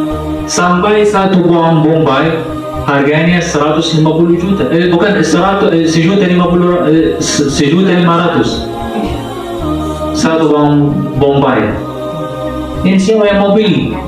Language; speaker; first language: Indonesian; non-native, fluent; Arabic